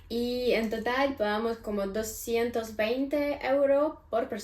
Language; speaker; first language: Spanish; non-native, fluent; Ukrainian